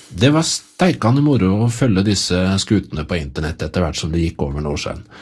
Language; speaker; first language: Norwegian; native; Norwegian